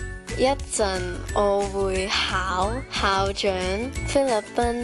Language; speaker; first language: Cantonese; early bilingual, other home language; Filipino